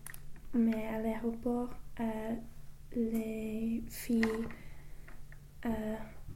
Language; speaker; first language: French; non-native, learner; English